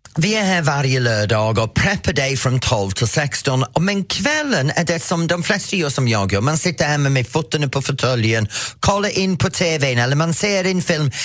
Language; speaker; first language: Swedish; non-native, fluent; English